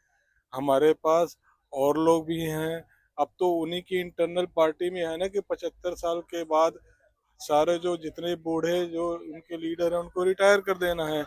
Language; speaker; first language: Hindi; native; Hindi